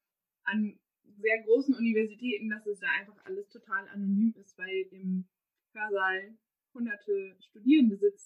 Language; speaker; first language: German; native; German